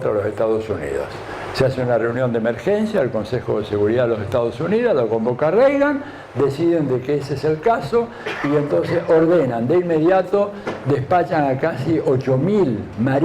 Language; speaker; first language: Spanish; native; Spanish